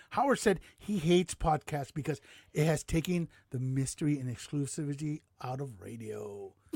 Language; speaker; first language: English; native; English